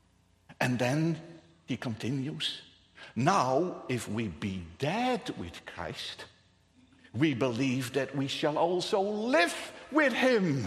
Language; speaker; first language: English; non-native, fluent; Dutch